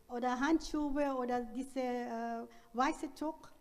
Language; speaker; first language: German; non-native, fluent; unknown